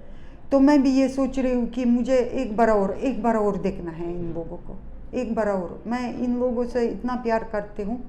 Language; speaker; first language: Hindi; non-native, fluent; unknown